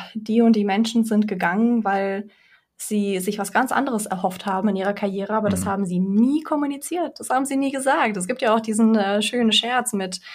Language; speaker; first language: German; early bilingual, other home language; Russian